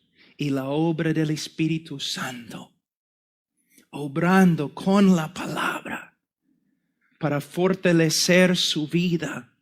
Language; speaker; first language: Spanish; non-native, fluent; English